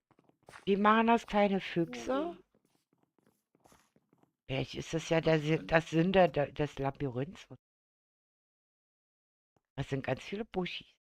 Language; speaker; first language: German; native; German